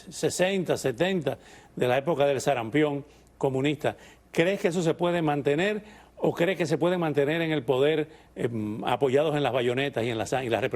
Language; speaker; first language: Spanish; native; Spanish